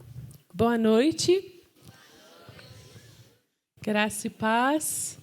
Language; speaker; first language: Portuguese; non-native, fluent; Persian